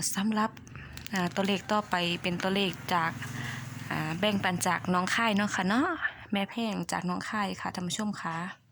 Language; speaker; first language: Thai; native; Thai